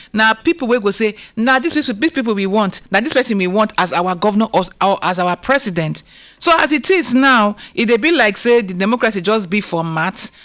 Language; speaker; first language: Nigerian Pidgin; non-native, local second language; Yoruba